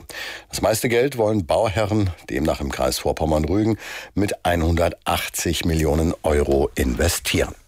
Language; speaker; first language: German; native; German